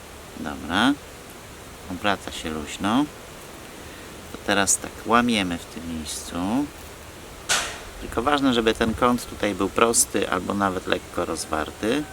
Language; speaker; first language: Polish; native; Polish